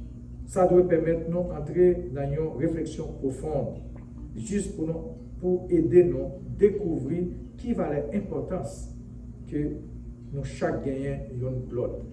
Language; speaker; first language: French; non-native, local second language; Haitian Creole